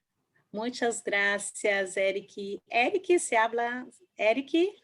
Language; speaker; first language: Spanish; non-native, learner; Portuguese